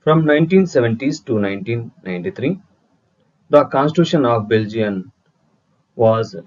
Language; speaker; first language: English; non-native, local second language; Telugu